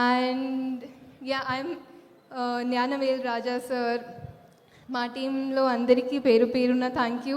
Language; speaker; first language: Telugu; non-native, local second language; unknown